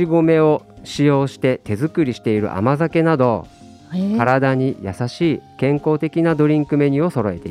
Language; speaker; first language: Japanese; native; Japanese